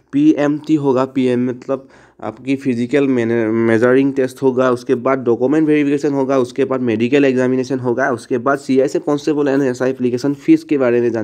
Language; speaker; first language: Hindi; non-native, local second language; Assamese